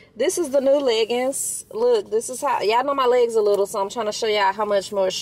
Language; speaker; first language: English; native; English